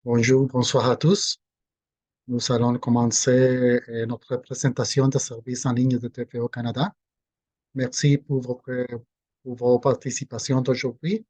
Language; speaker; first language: French; non-native, fluent; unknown